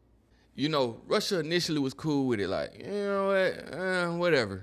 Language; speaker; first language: English; native; English